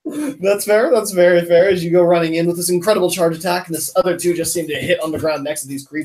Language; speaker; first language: English; native; English